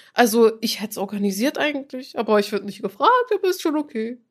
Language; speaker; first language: German; native; German